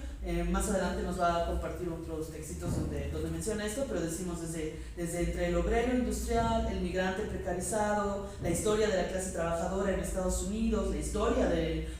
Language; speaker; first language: Spanish; native; Spanish